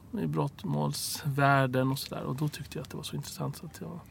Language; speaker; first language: Swedish; early bilingual, other home language; Arabic